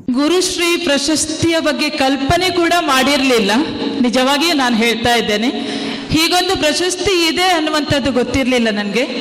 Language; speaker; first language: Kannada; non-native, local second language; Tulu